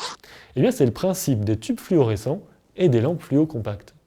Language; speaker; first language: French; native; French